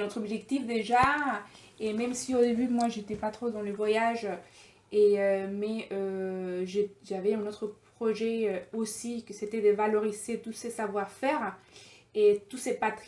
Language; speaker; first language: French; non-native, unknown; Spanish